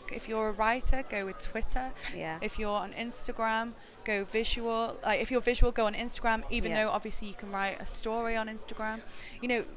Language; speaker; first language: English; native; English